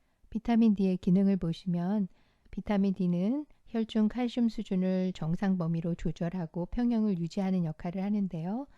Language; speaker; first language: Korean; native; Korean